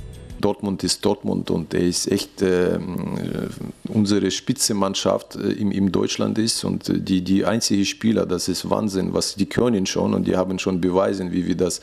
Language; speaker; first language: German; non-native, learner; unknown